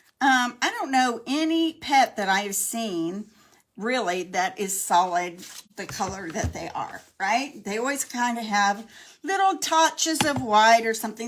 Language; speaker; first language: English; native; English